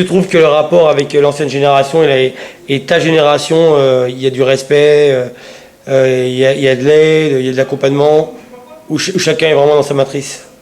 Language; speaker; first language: French; native; French